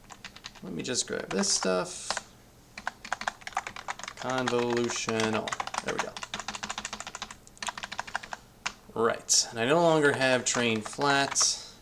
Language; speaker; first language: English; native; English